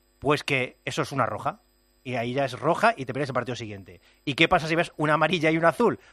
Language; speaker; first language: Spanish; native; Spanish